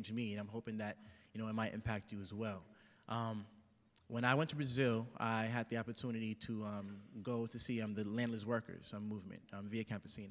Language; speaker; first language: English; native; English